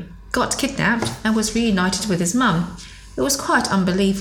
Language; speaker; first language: English; native; English